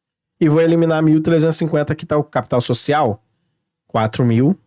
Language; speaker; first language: Portuguese; native; Portuguese